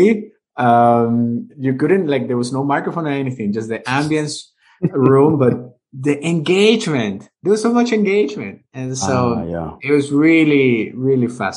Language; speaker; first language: English; non-native, fluent; Spanish